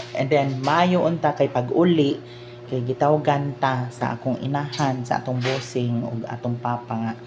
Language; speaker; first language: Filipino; non-native, local second language; Cebuano